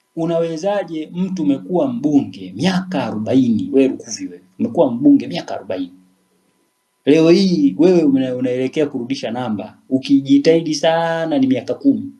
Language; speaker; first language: Swahili; native; Swahili